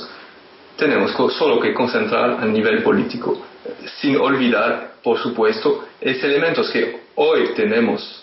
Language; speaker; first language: Spanish; non-native, fluent; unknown